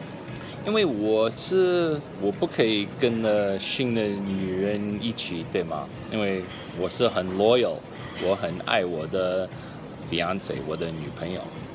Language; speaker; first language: Chinese; early bilingual, heritage; English